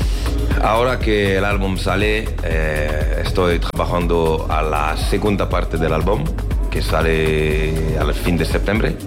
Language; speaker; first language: Spanish; non-native, learner; French